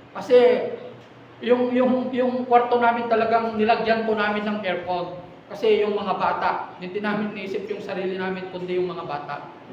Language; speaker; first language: Filipino; non-native, local second language; Iloko